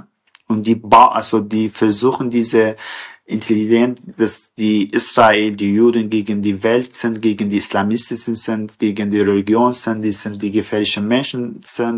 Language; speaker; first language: German; non-native, learner; Kurdish